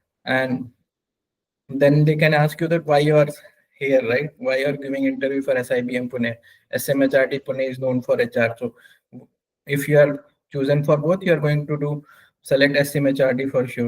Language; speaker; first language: English; non-native, local second language; Hindi